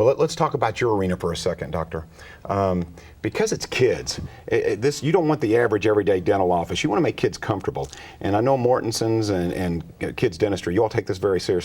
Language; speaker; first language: English; native; English